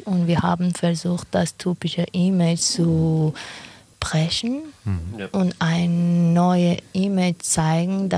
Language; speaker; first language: German; non-native, fluent; Persian